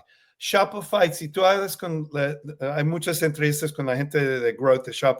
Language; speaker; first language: Spanish; early bilingual, heritage; Spanish